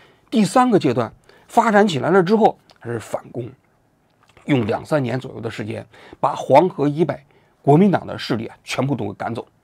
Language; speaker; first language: Chinese; native; Chinese